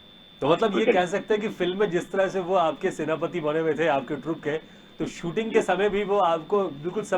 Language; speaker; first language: Hindi; native; Hindi